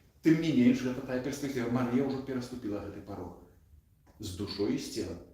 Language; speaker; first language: Belarusian; native; Belarusian